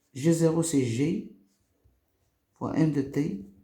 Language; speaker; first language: French; non-native, local second language; Arabic